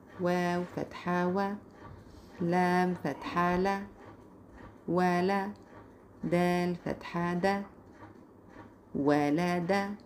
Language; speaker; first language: Arabic; non-native, fluent; French